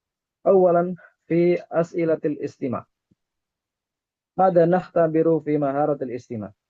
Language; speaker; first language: Arabic; non-native, fluent; Indonesian